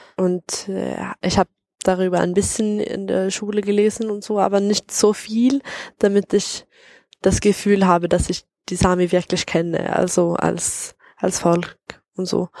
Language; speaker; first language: German; non-native, fluent; Swedish